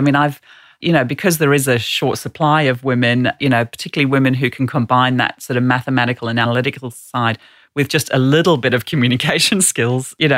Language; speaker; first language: English; native; English